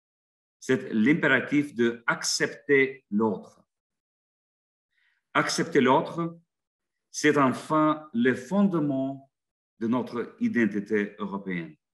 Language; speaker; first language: French; non-native, fluent; Lithuanian